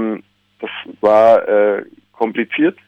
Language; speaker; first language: German; native; German